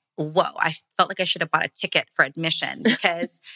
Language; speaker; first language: English; native; English